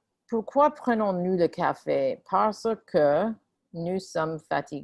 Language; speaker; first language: French; non-native, fluent; English